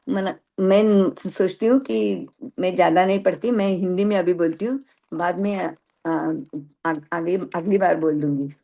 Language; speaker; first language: Hindi; non-native, local second language; Marathi